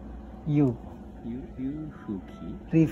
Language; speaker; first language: Japanese; non-native, learner; Indonesian